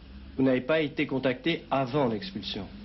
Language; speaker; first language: French; native; French